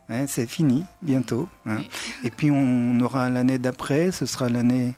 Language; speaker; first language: French; native; French